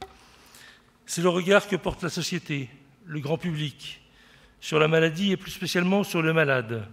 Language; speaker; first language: French; native; French